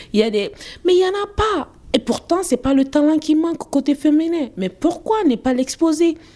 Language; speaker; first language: French; non-native, local second language; Bambara